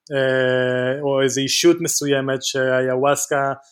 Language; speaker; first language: Hebrew; non-native, fluent; Spanish